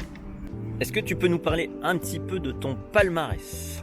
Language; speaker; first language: French; native; French